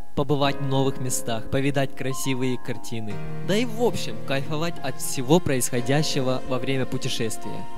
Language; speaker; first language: Russian; non-native, fluent; Turkish